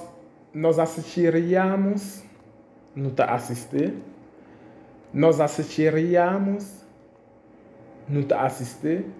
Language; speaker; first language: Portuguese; non-native, fluent; Haitian Creole